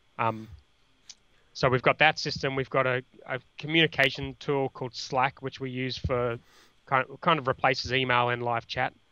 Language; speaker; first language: English; native; English